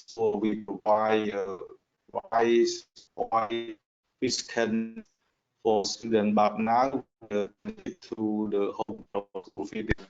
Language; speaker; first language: English; non-native, learner; Khmer